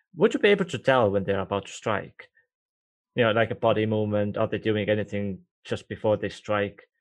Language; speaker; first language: English; non-native, fluent; Estonian